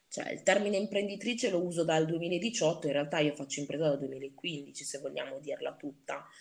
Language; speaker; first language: Italian; early bilingual, other home language; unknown